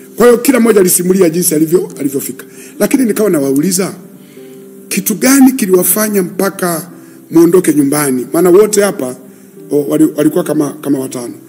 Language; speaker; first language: Swahili; native; Swahili